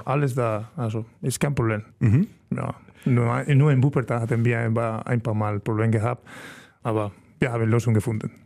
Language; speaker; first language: German; non-native, learner; Spanish